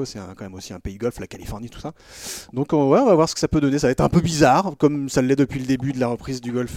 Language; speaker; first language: French; native; French